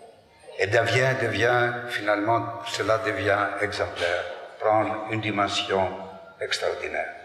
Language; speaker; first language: French; non-native, fluent; Greek